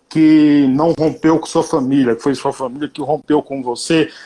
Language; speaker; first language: Portuguese; native; Portuguese